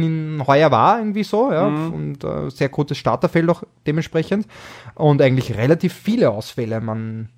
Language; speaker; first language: German; native; German